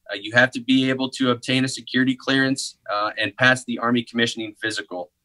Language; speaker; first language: English; native; English